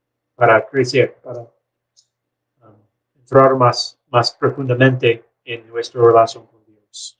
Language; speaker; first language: Spanish; non-native, learner; English